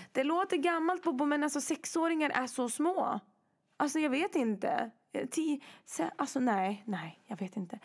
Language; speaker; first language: Swedish; early bilingual, other home language; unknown